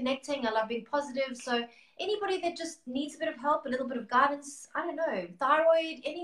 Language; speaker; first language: English; native; English